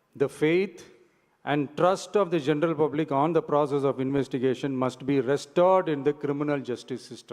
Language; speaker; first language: English; non-native, local second language; Tamil